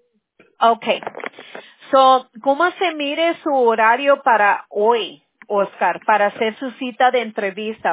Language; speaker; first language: Spanish; non-native, local second language; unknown